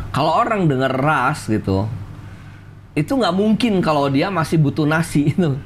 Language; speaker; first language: Indonesian; native; Indonesian